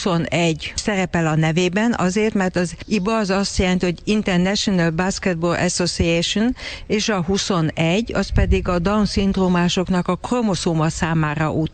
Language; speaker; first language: Hungarian; native; Hungarian